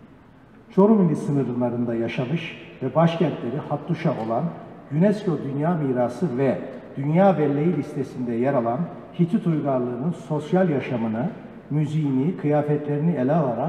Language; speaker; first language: Turkish; native; Turkish